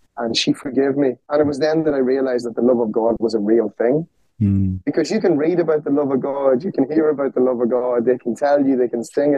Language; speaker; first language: English; native; English